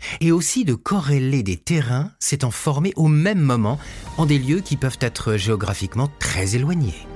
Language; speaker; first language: French; native; French